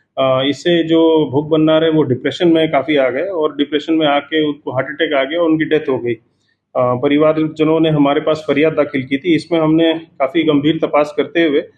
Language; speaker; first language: Hindi; non-native, local second language; Gujarati